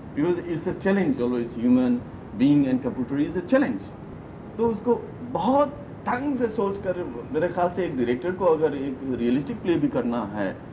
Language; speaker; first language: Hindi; non-native, local second language; Manipuri